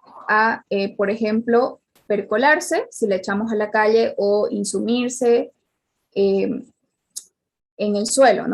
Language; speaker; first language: Spanish; native; Spanish